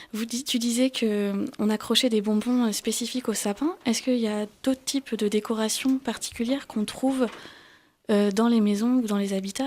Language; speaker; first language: French; native; French